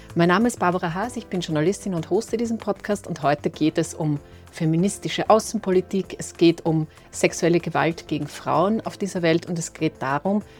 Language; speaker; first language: German; native; German